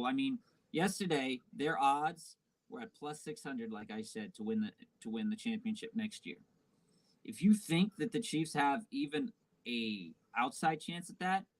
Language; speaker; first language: English; native; English